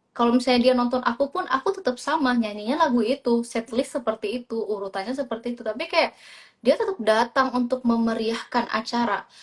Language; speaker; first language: Indonesian; native; Indonesian